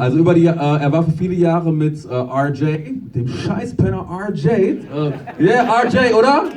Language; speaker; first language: German; native; German